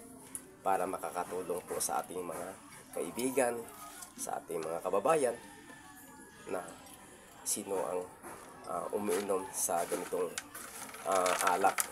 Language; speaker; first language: Filipino; native; Filipino